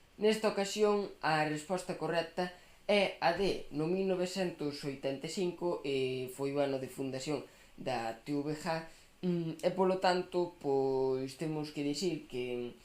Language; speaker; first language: Galician; non-native, local second language; Spanish